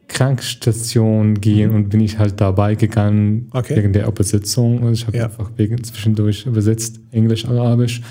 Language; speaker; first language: German; non-native, fluent; Arabic